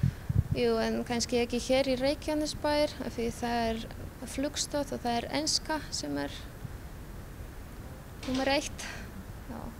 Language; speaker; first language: Icelandic; non-native, fluent; Polish